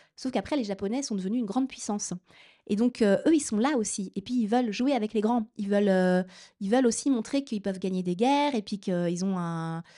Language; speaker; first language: French; native; French